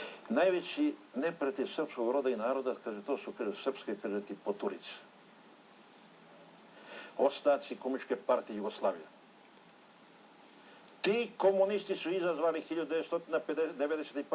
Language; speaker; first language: Bosnian; native; Bosnian